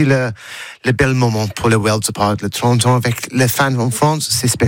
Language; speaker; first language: French; non-native, learner; English